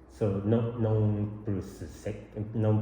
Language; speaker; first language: French; non-native, learner; Japanese